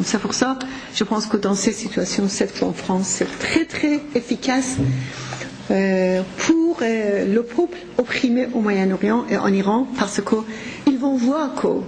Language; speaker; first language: French; non-native, fluent; Persian